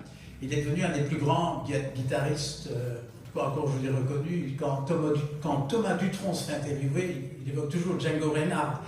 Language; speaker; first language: French; native; French